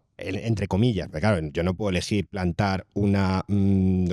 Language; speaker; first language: Spanish; native; Spanish